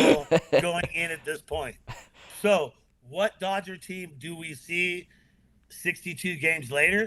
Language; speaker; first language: English; native; English